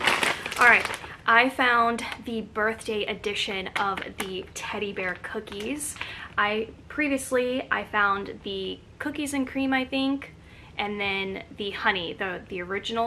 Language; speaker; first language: English; native; English